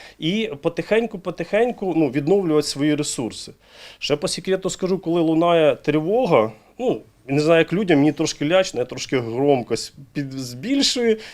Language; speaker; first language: Ukrainian; native; Ukrainian